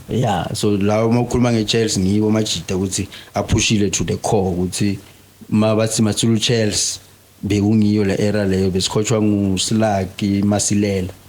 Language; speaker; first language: Zulu; non-native, local second language; Swati